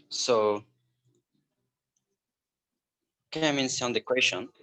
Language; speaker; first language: English; non-native, learner; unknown